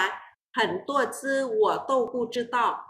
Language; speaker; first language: Chinese; non-native, fluent; Vietnamese